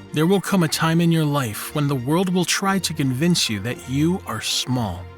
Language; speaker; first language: English; native; English